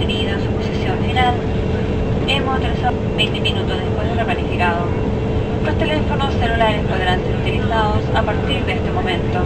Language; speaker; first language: Spanish; native; Spanish